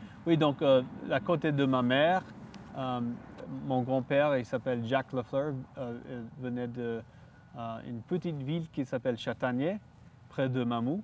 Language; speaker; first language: French; non-native, local second language; English